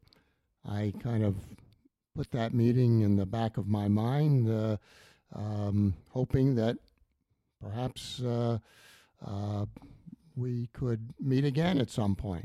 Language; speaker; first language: English; native; English